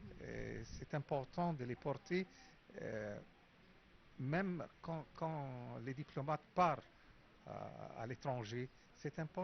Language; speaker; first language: French; non-native, fluent; Arabic